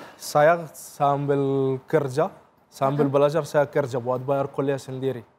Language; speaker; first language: Indonesian; non-native, fluent; Arabic